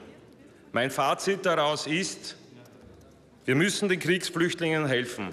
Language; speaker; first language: German; native; German